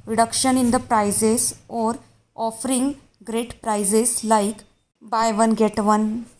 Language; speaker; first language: English; non-native, local second language; Hindi